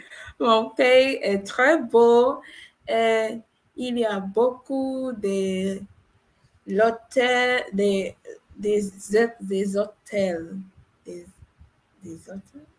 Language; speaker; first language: French; non-native, learner; English